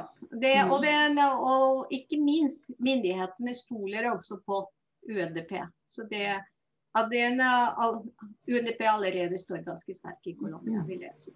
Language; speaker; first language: Norwegian; non-native, fluent; Spanish